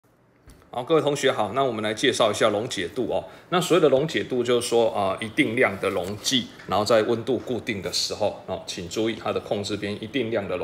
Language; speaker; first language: Chinese; native; Chinese